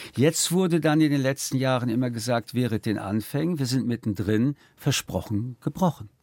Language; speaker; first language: German; early bilingual, other home language; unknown